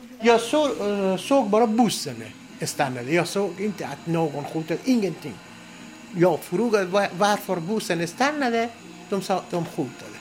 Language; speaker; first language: Swedish; non-native, fluent; Persian